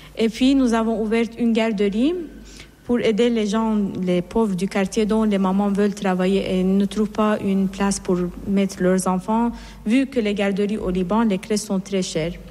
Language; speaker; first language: French; non-native, fluent; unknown